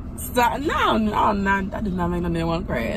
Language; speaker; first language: English; native; English